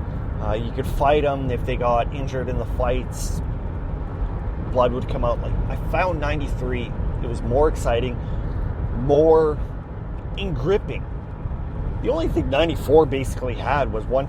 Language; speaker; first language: English; native; English